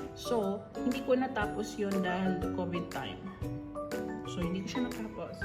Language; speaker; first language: Filipino; non-native, local second language; Cebuano